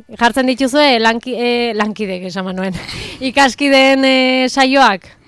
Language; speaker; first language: Basque; native; Basque